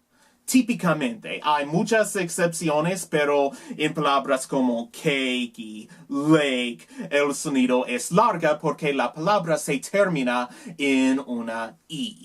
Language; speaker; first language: Spanish; non-native, learner; English